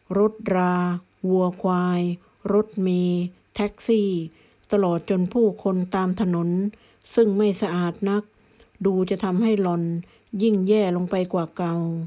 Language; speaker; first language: Thai; native; Thai